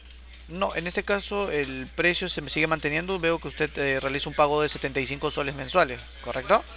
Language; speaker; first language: Spanish; native; Spanish